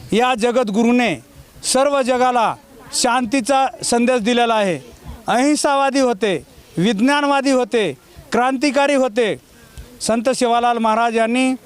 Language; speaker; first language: Marathi; non-native, local second language; Lambadi